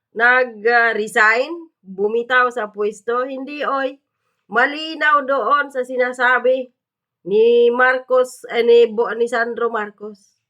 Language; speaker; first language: Filipino; native; Filipino